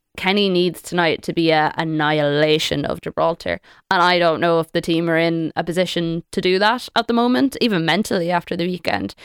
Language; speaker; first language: English; native; English